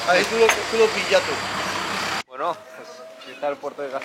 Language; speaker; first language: Spanish; native; Spanish